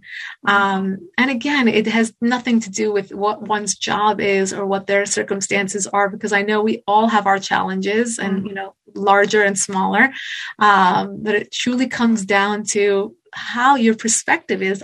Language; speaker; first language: English; native; English